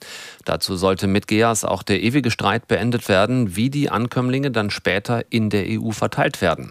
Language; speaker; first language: German; native; German